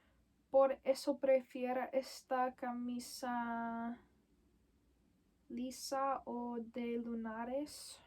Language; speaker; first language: Spanish; non-native, learner; English